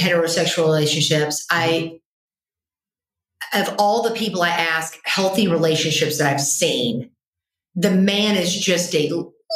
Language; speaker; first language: English; native; English